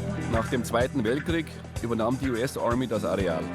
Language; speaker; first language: German; native; German